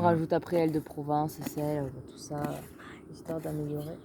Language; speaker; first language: French; native; French